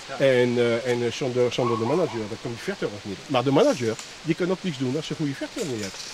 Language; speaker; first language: Dutch; non-native, fluent; French